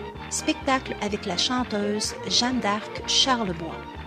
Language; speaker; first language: French; native; French